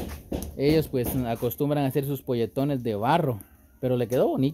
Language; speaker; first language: Spanish; native; Spanish